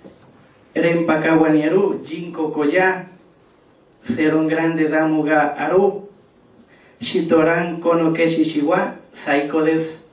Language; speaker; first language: Japanese; non-native, learner; Spanish